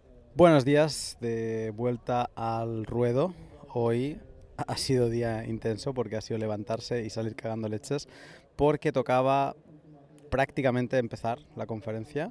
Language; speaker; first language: Spanish; native; Spanish